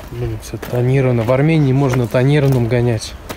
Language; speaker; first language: Russian; native; Russian